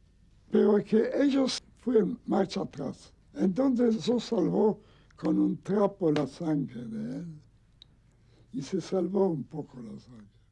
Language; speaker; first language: Spanish; non-native, learner; Yiddish